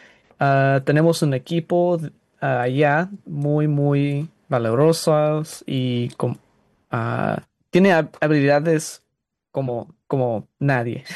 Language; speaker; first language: Spanish; non-native, learner; English